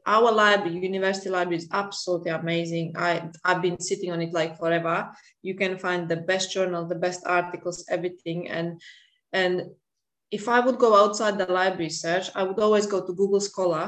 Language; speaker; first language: English; non-native, fluent; Latvian